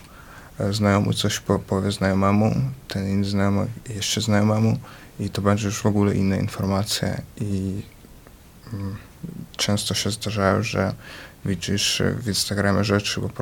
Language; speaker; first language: Polish; early bilingual, other home language; Ukrainian